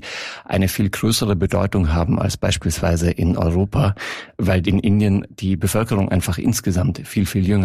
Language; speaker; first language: German; native; German